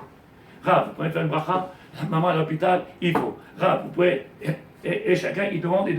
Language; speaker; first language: French; native; French